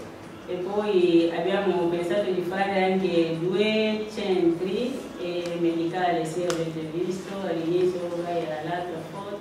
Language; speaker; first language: Italian; non-native, fluent; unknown